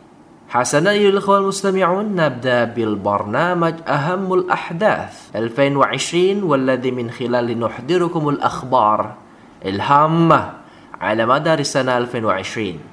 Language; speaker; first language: Arabic; non-native, fluent; Indonesian